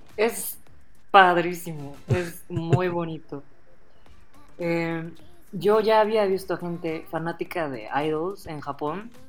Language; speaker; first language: Spanish; non-native, fluent; Japanese